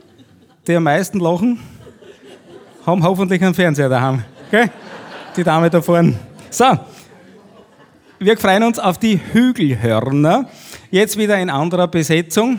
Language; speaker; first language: German; native; German